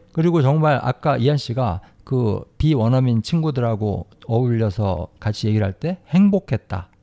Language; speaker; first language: Korean; native; Korean